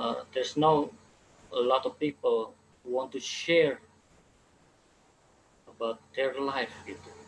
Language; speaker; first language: English; non-native, fluent; Indonesian